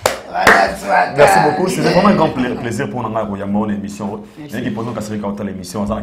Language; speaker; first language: French; non-native, local second language; Lingala